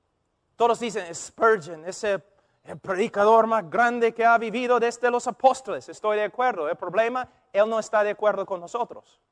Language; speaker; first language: Spanish; non-native, fluent; English